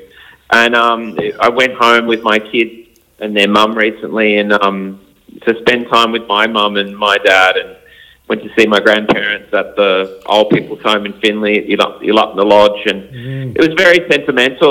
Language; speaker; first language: English; native; English